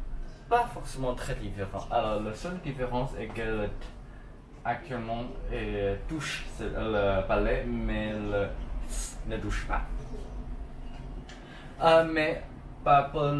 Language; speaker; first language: French; non-native, learner; Chinese